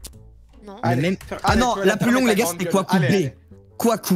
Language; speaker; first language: French; native; French